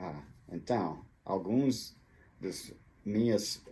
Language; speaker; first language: Portuguese; non-native, fluent; English